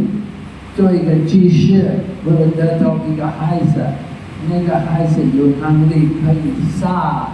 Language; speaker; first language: Chinese; non-native, fluent; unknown